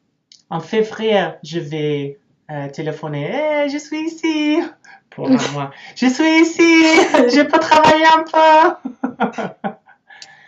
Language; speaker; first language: French; non-native, learner; English